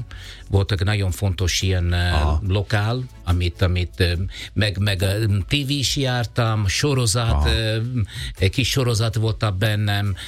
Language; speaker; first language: Hungarian; non-native, learner; Italian